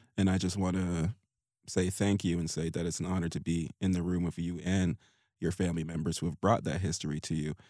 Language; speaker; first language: English; native; English